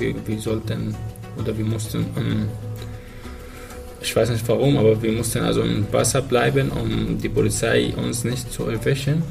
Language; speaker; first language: German; non-native, learner; Arabic